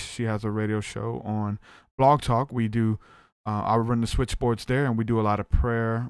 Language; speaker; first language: English; native; English